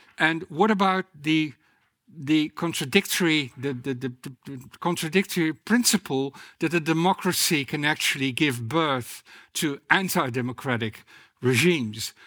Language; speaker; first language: English; non-native, fluent; Dutch